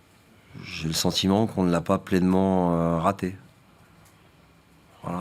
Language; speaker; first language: French; native; French